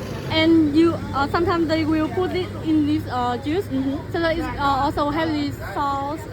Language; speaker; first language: English; non-native, fluent; Vietnamese